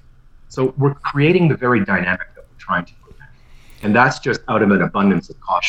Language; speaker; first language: English; native; English